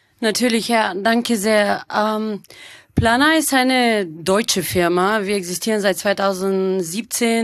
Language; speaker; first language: German; non-native, fluent; Bulgarian